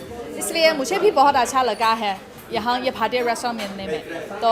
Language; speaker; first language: Hindi; non-native, fluent; Chinese